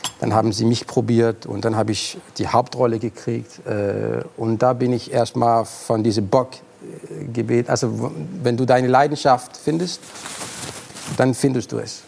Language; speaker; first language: German; non-native, fluent; Arabic